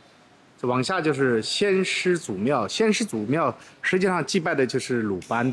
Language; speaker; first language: Chinese; native; Chinese